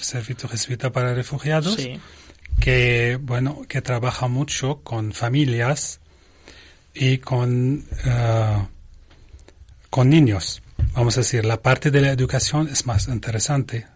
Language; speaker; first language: Spanish; non-native, learner; Arabic